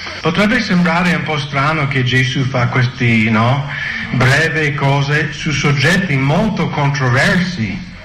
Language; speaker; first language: Italian; non-native, fluent; English